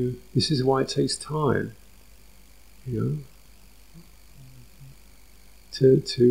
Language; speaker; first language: English; native; English